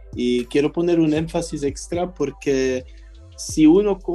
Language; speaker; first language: Spanish; non-native, fluent; French